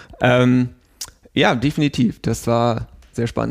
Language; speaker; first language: German; native; German